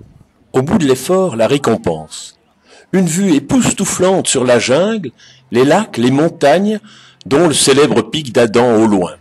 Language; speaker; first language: French; native; French